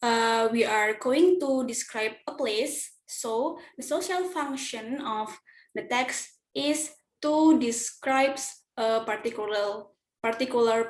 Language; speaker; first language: English; non-native, learner; Indonesian